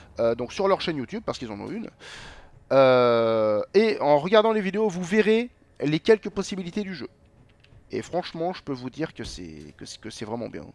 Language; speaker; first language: French; native; French